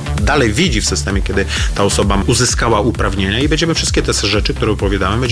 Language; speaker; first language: Polish; native; Polish